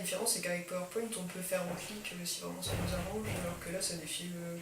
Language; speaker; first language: French; native; French